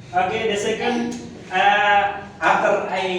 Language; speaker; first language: English; non-native, learner; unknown